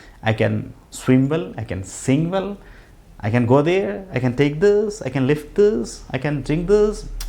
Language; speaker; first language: English; non-native, local second language; Malayalam